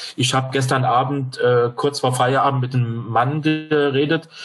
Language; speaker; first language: German; non-native, fluent; French